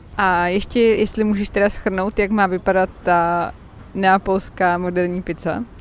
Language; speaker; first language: Czech; native; Czech